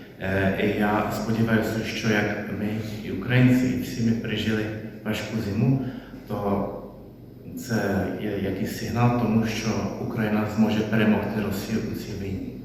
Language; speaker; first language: Ukrainian; non-native, fluent; Czech